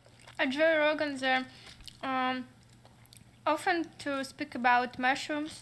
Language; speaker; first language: English; non-native, learner; Russian